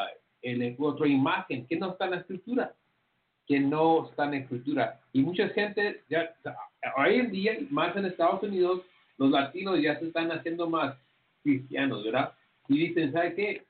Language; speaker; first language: Spanish; early bilingual, heritage; Spanish